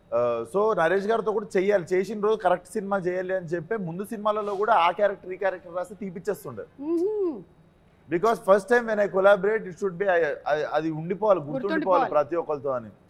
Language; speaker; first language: Telugu; native; Telugu